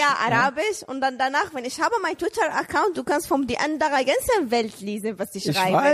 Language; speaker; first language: German; non-native, learner; Arabic